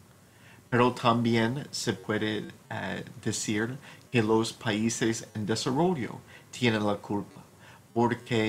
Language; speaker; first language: Spanish; non-native, fluent; English